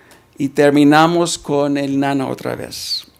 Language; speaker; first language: Spanish; early bilingual, heritage; Spanish